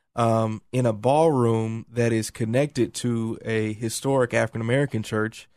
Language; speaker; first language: English; native; English